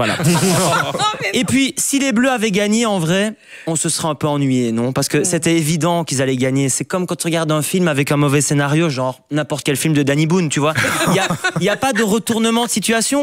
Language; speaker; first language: French; native; French